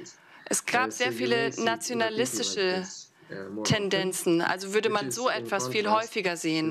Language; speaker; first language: German; non-native, fluent; Russian